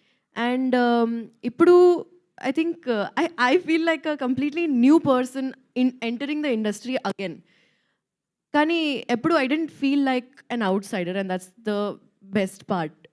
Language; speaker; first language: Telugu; non-native, local second language; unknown